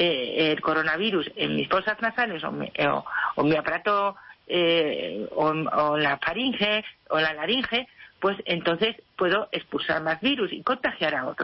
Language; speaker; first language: Spanish; native; Spanish